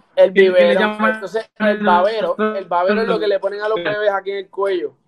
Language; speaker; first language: Spanish; native; Spanish